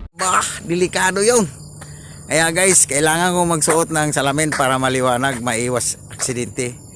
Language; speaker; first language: Filipino; native; Filipino